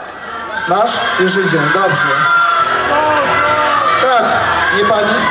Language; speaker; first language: Polish; native; Polish